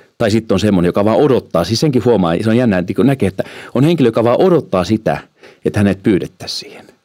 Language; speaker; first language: Finnish; early bilingual, heritage; Finnish